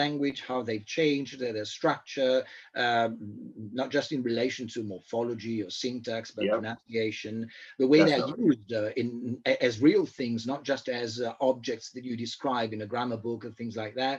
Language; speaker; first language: English; non-native, fluent; Italian